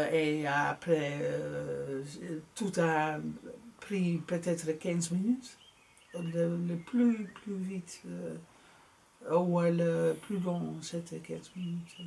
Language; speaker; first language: French; non-native, fluent; Dutch